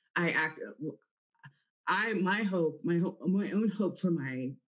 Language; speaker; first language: English; native; English